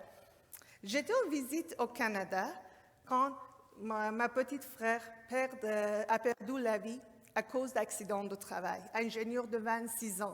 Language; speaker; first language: French; non-native, learner; Persian